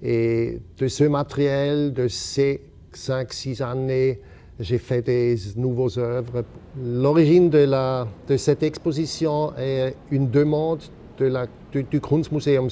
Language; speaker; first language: French; non-native, local second language; German